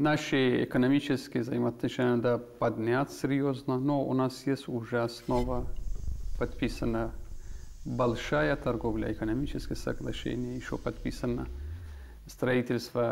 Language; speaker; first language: Russian; non-native, fluent; Persian